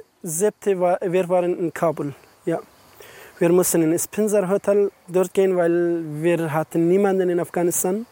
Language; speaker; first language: German; non-native, learner; Persian